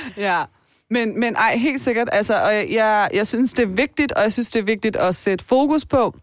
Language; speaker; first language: Danish; early bilingual, other home language; Persian